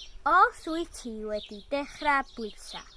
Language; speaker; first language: Welsh; non-native, learner; English